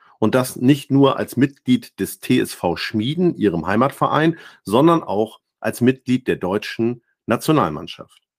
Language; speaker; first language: German; native; German